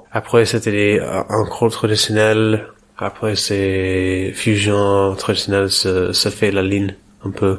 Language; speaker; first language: French; non-native, learner; English